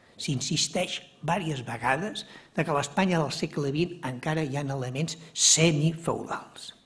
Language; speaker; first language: Catalan; native; Catalan